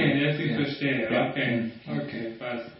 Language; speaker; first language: German; non-native, learner; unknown